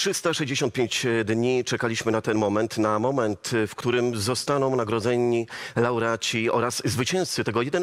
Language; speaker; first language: Polish; native; Polish